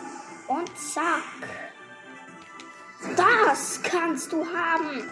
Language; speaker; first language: German; native; German